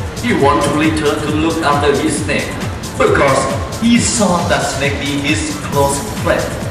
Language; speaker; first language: English; non-native, learner; Thai